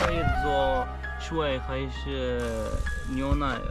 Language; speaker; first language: Chinese; non-native, learner; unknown